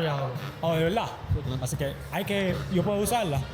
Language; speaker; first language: Spanish; non-native, learner; English